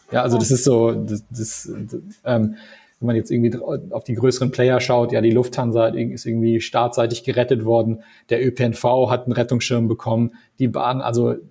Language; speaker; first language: German; non-native, fluent; English